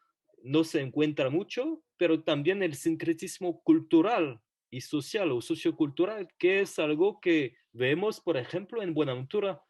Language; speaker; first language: Spanish; non-native, fluent; French